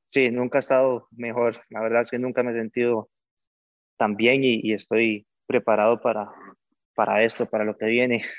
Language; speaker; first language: Spanish; native; Spanish